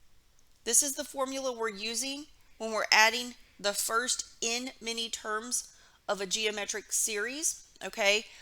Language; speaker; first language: English; native; English